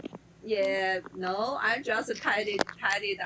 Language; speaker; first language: English; non-native, learner; Chinese